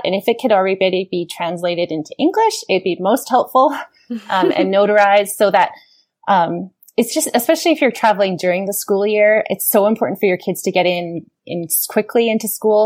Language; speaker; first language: English; native; English